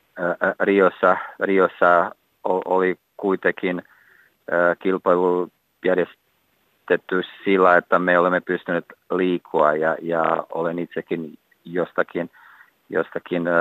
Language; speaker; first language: Finnish; non-native, fluent; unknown